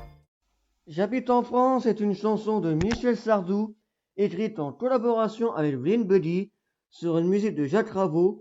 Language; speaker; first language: French; native; French